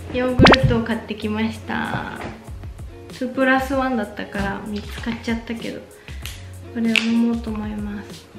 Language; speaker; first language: Japanese; native; Japanese